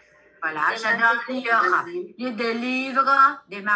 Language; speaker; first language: French; non-native, fluent; Vietnamese